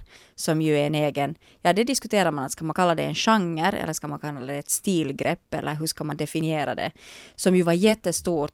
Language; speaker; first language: Swedish; native; Swedish